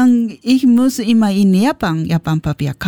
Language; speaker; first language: German; non-native, learner; Japanese